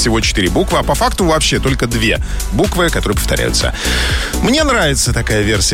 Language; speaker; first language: Russian; native; Russian